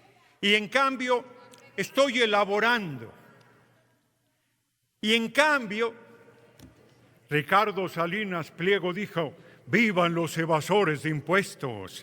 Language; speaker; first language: Spanish; native; Spanish